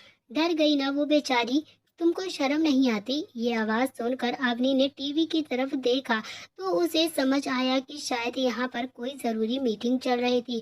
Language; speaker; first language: Hindi; native; Hindi